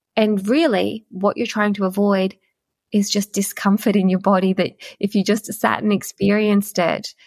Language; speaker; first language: English; native; English